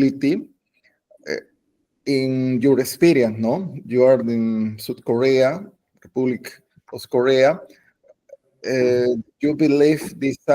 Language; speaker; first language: English; non-native, learner; Spanish